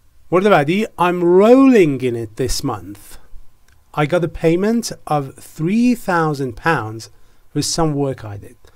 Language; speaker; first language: English; non-native, fluent; Persian